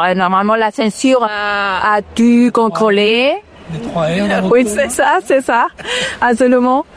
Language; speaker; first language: French; non-native, fluent; Spanish